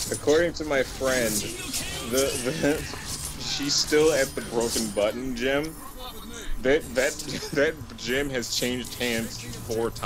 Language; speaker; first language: English; native; English